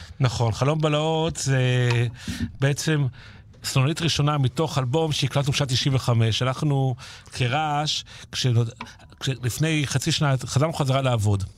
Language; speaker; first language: Hebrew; native; Hebrew